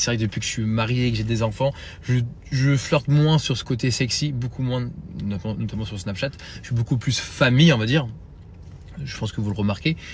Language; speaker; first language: French; native; French